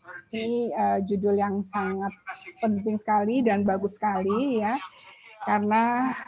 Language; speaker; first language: Indonesian; native; Indonesian